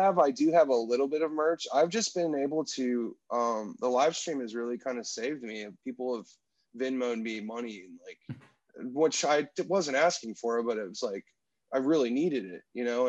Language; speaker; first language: English; native; English